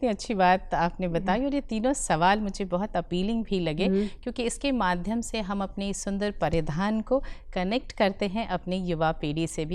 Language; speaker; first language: Hindi; native; Hindi